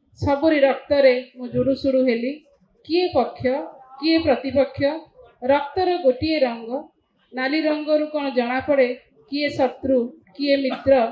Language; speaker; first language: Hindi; non-native, local second language; Odia